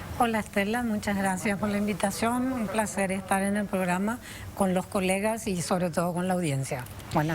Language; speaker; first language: Spanish; native; Spanish